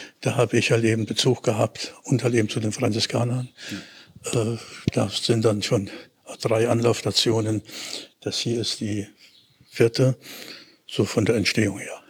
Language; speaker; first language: German; native; German